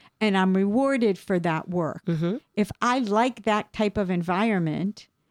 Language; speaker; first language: English; native; English